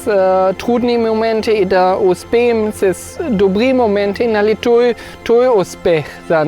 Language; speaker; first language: Bulgarian; non-native, fluent; German